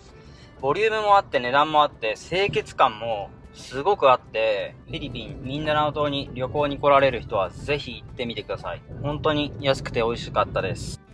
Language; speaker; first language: Japanese; native; Japanese